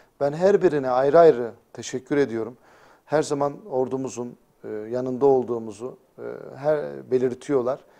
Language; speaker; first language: Turkish; native; Turkish